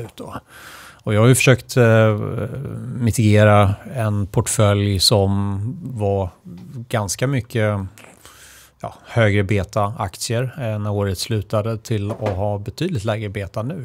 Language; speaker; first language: Swedish; native; Swedish